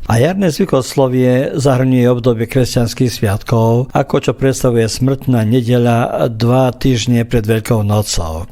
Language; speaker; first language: Slovak; early bilingual, other home language; Croatian